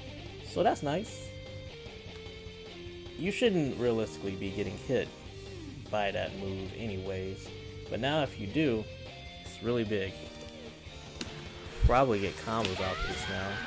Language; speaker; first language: English; native; English